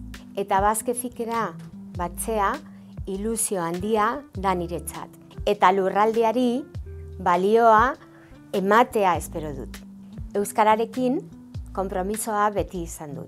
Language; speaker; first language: Basque; non-native, local second language; Spanish